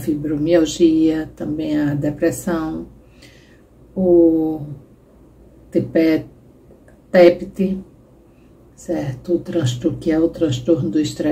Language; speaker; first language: Portuguese; native; Portuguese